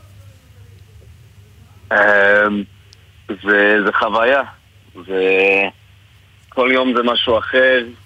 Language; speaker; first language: Hebrew; non-native, fluent; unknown